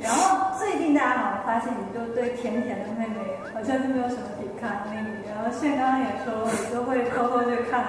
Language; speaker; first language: Chinese; native; Chinese